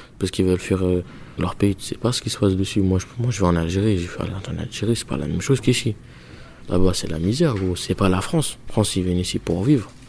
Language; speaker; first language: French; early bilingual, other home language; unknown